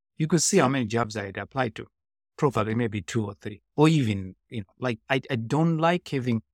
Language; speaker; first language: English; non-native, local second language; Shona